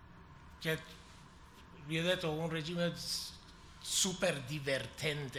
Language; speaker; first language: Italian; non-native, learner; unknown